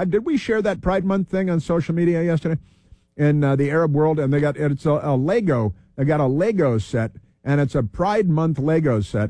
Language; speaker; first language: English; native; English